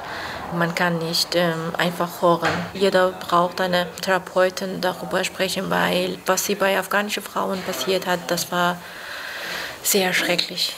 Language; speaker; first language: German; non-native, learner; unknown